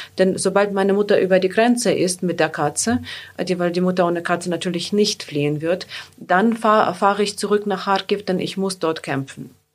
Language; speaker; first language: German; non-native, fluent; Ukrainian